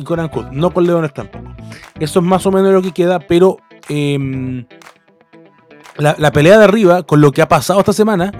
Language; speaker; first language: Spanish; native; Spanish